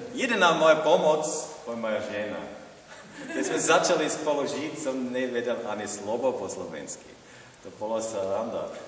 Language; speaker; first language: Slovak; non-native, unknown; German